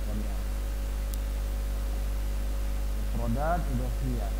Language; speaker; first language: Arabic; non-native, fluent; Indonesian